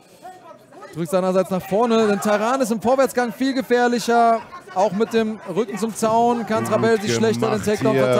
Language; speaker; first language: German; native; German